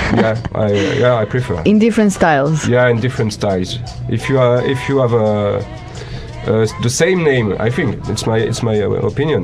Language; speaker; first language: English; non-native, learner; French